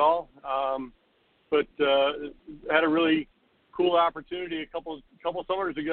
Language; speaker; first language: English; native; English